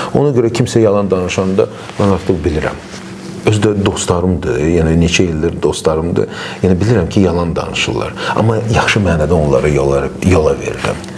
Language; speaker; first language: Azerbaijani; non-native, local second language; Russian